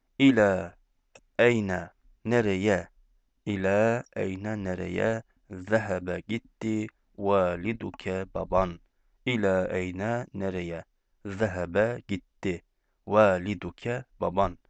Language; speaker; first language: Arabic; non-native, fluent; Turkish